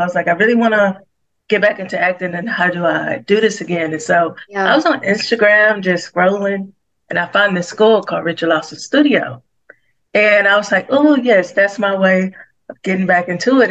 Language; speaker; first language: English; native; English